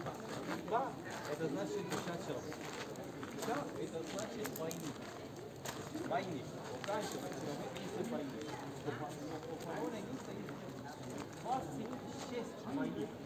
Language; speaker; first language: Russian; non-native, learner; Arabic